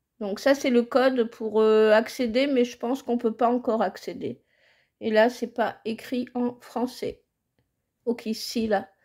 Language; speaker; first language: French; native; French